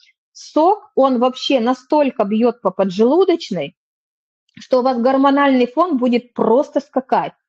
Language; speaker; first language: Russian; native; Russian